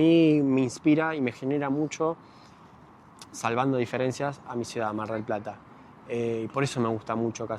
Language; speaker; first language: Spanish; native; Spanish